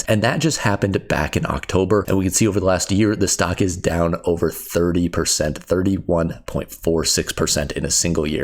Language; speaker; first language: English; native; English